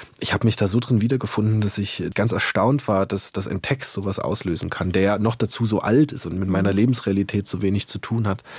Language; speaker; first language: German; native; German